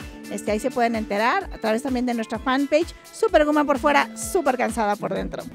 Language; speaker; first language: Spanish; native; Spanish